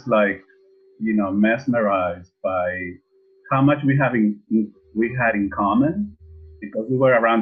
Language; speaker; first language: English; non-native, fluent; Spanish